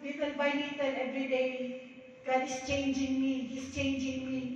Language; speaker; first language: English; non-native, local second language; Filipino